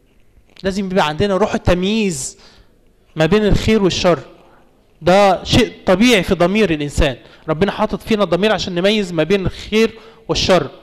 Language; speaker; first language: Arabic; native; Arabic